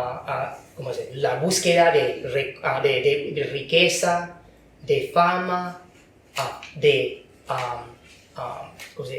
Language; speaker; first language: Spanish; non-native, fluent; Chinese